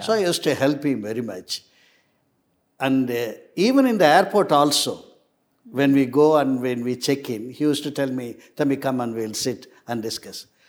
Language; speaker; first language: English; non-native, local second language; Tamil